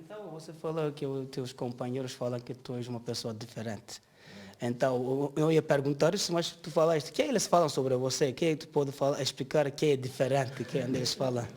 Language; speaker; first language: Portuguese; non-native, learner; Turkish